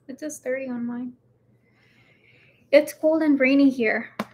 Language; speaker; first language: English; early bilingual, other home language; Spanish